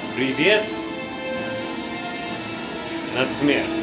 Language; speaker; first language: Russian; non-native, learner; English